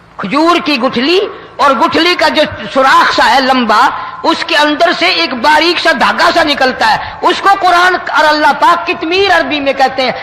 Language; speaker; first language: Urdu; non-native, local second language; Saraiki